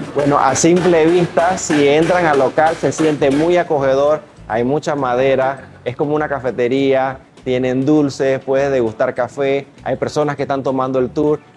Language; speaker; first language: Spanish; native; Spanish